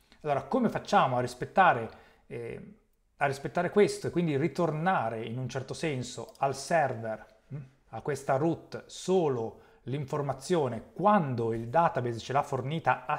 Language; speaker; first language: Italian; native; Italian